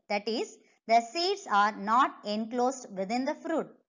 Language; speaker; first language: English; non-native, local second language; Tamil